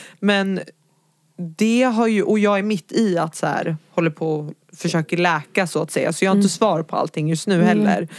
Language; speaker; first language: Swedish; early bilingual, other home language; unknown